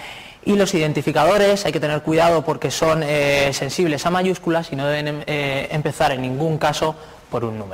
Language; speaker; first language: Spanish; native; Spanish